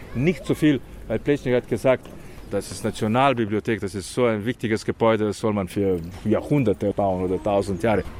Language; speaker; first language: German; non-native, fluent; Slovenian